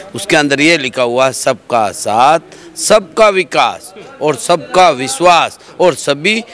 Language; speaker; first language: Hindi; native; Hindi